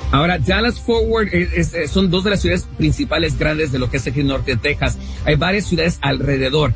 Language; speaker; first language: Spanish; early bilingual, heritage; Spanish